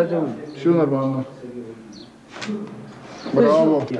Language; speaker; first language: Russian; non-native, learner; French